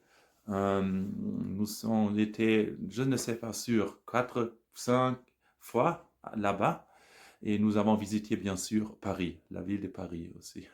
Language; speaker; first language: French; non-native, learner; German